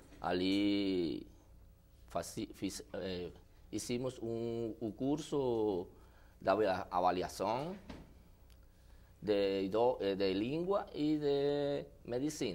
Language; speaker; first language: Portuguese; non-native, learner; Spanish